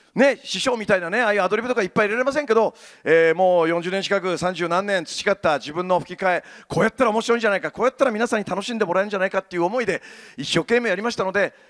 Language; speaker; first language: Japanese; native; Japanese